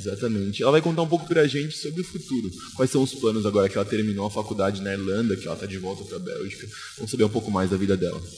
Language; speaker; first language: Portuguese; native; Portuguese